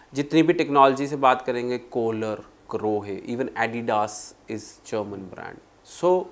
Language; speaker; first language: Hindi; non-native, local second language; Punjabi